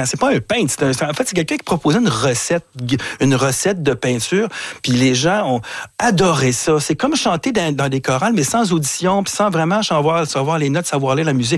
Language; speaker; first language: French; native; French